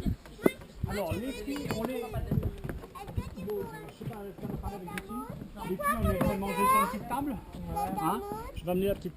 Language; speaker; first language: French; native; French